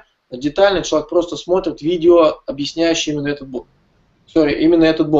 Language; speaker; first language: Russian; native; Russian